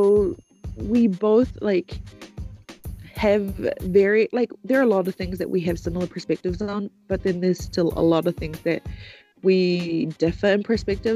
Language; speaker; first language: English; native; English